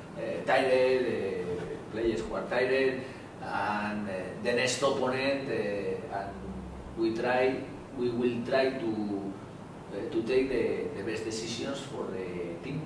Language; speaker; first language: English; non-native, learner; Spanish